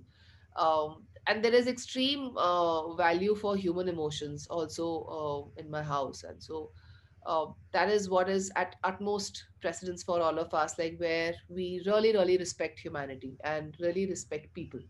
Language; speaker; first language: English; non-native, local second language; Punjabi